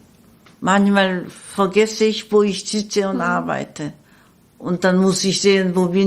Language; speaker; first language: German; non-native, learner; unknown